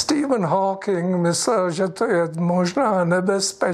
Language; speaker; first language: Czech; early bilingual, heritage; Czech